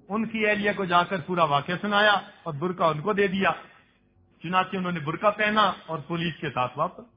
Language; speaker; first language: Urdu; non-native, local second language; Punjabi